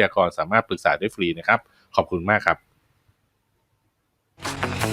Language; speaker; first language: Thai; native; Thai